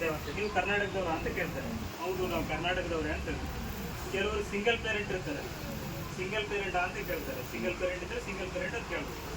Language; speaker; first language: Kannada; non-native, local second language; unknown